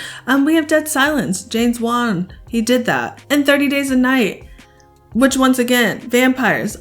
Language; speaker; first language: English; native; English